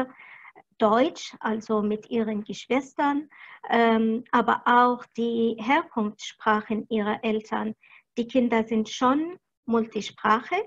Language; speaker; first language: German; non-native, fluent; Arabic